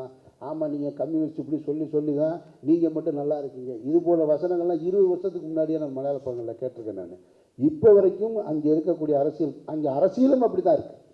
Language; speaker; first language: Tamil; native; Tamil